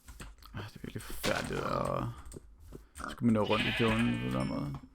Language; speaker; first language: Danish; native; Danish